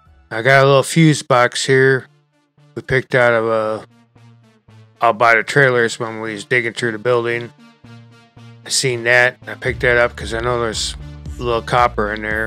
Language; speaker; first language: English; native; English